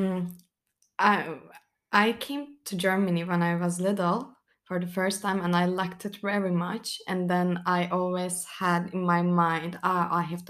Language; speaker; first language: English; non-native, fluent; Turkish